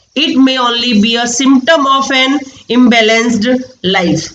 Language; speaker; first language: English; non-native, local second language; Gujarati